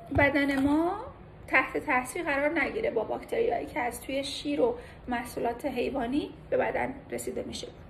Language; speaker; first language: Persian; early bilingual, heritage; Persian